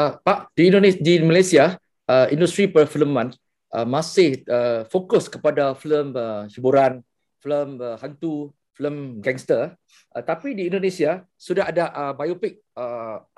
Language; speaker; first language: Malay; non-native, local second language; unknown